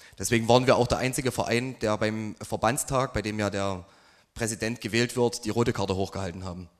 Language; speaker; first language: German; native; German